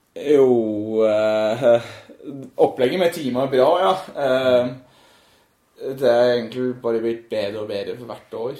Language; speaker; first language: Norwegian; non-native, fluent; English